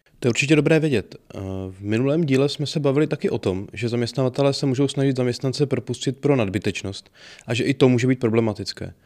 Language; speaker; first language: Czech; native; Czech